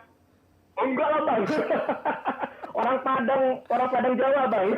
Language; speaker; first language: Indonesian; native; Indonesian